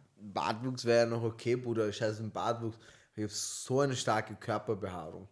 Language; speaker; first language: German; early bilingual, other home language; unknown